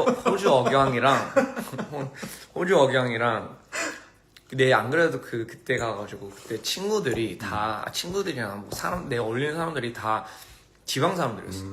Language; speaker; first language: Korean; early bilingual, heritage; English